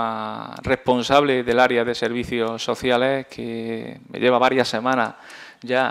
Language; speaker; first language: Spanish; native; Spanish